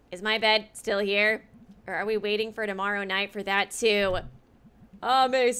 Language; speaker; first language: English; native; English